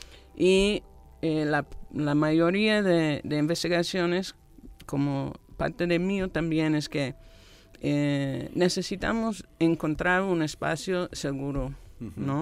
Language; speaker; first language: Spanish; non-native, fluent; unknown